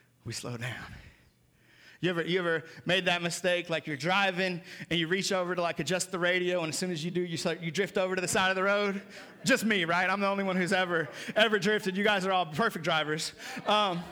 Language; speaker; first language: English; native; English